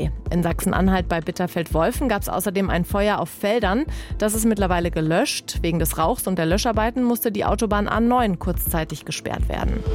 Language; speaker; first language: German; native; German